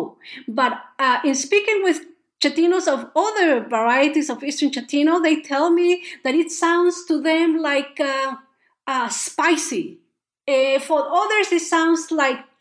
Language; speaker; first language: English; non-native, fluent; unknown